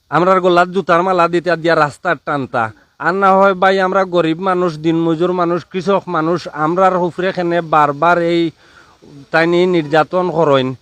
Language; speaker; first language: Bangla; native; Bangla